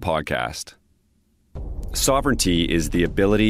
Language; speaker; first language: English; native; English